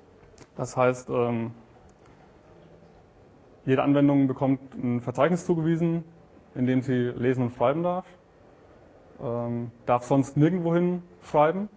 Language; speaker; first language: German; native; German